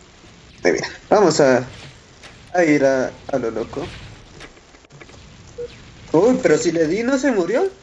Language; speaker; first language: Spanish; native; Spanish